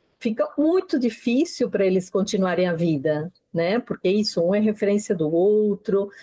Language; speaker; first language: Portuguese; non-native, fluent; Spanish